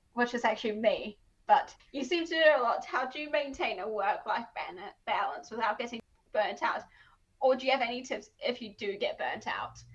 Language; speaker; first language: English; native; English